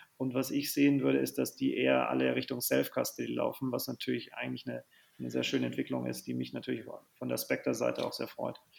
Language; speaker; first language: German; native; German